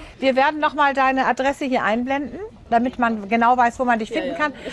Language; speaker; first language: German; native; German